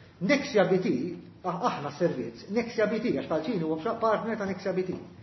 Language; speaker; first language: Maltese; native; Maltese